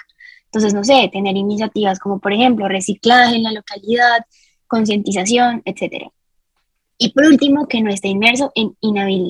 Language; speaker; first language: Spanish; native; Spanish